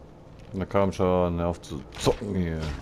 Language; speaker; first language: German; native; German